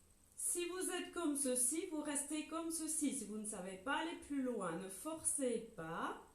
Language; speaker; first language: French; native; French